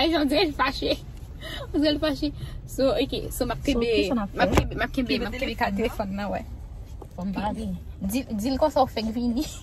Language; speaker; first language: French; non-native, local second language; Haitian Creole